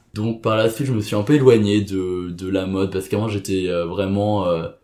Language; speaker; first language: French; native; French